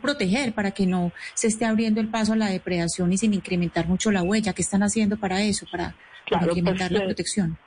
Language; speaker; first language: Spanish; native; Spanish